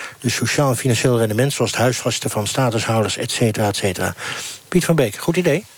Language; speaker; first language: Dutch; native; Dutch